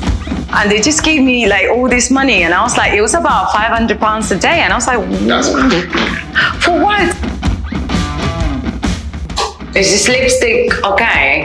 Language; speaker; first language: English; non-native, fluent; Spanish